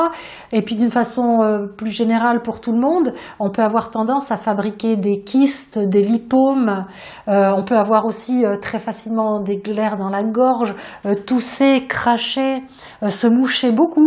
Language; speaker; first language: French; native; French